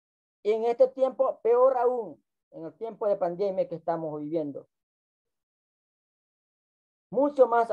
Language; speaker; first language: Spanish; non-native, local second language; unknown